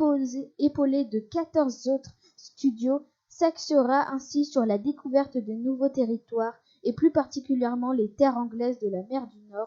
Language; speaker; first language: French; native; French